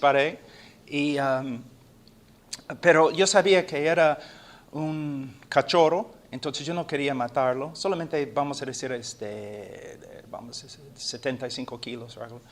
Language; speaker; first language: Spanish; non-native, fluent; English